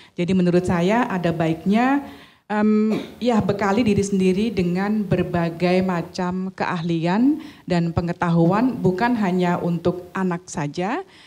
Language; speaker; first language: Indonesian; native; Indonesian